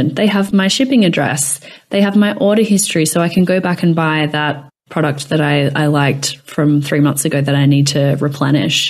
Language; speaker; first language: English; native; English